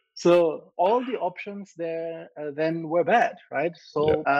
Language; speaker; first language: English; non-native, fluent; German